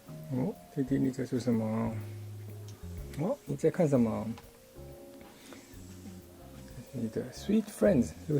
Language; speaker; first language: Chinese; non-native, fluent; English